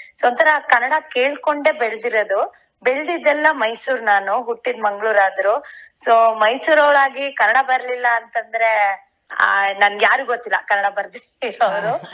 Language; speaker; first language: Kannada; native; Kannada